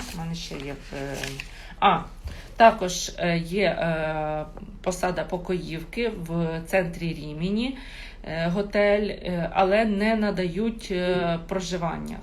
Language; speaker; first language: Ukrainian; non-native, local second language; Russian